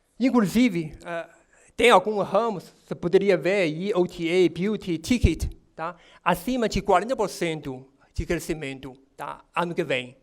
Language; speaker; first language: Portuguese; non-native, fluent; Chinese